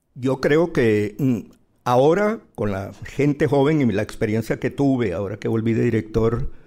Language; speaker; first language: Spanish; native; Spanish